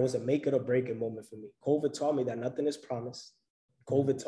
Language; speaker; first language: English; native; English